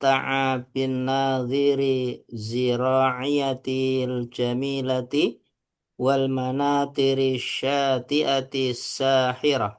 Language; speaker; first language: Arabic; non-native, learner; Indonesian